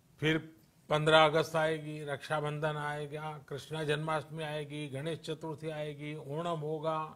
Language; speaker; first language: Hindi; non-native, local second language; Gujarati